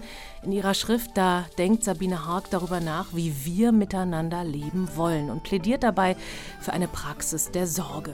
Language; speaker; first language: German; native; German